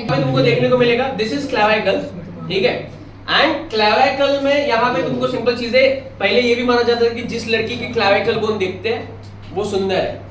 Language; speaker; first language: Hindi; non-native, local second language; Marathi